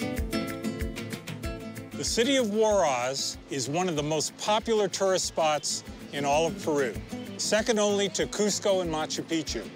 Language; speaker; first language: English; native; English